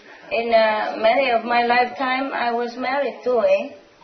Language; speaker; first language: English; non-native, fluent; Vietnamese